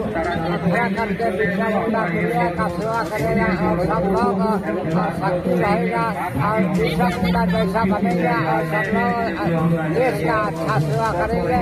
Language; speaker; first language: Hindi; non-native, local second language; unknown